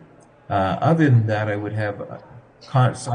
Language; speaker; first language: English; native; English